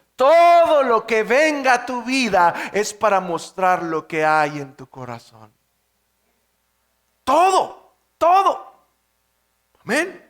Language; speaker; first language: Spanish; native; Spanish